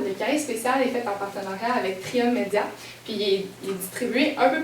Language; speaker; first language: French; native; French